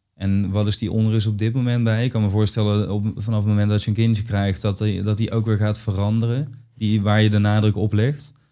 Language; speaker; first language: Dutch; native; Dutch